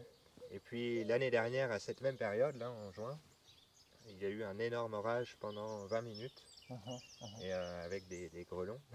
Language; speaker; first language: French; native; French